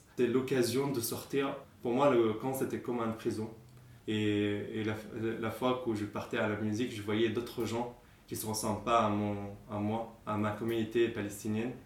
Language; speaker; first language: French; non-native, fluent; Arabic